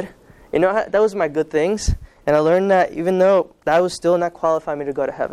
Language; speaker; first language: English; early bilingual, other home language; Spanish